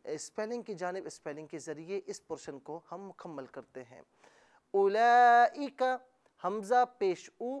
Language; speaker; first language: Urdu; native; Urdu